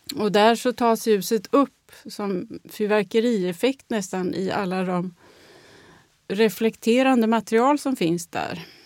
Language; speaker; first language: Swedish; native; Swedish